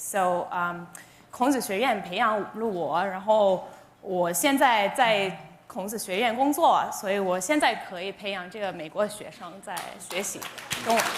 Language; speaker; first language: Chinese; non-native, fluent; English